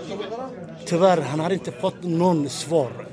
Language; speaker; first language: Swedish; non-native, learner; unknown